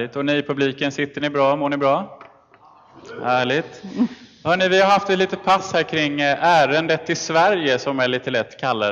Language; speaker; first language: Swedish; native; Swedish